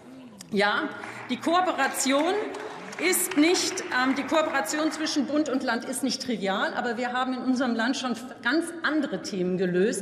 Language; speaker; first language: German; native; German